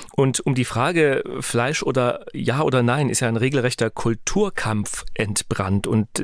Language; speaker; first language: German; native; German